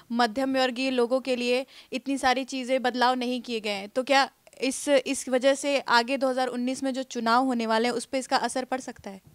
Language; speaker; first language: Hindi; native; Hindi